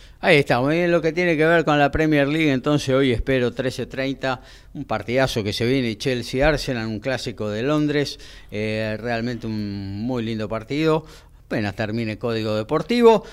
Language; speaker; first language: Spanish; native; Spanish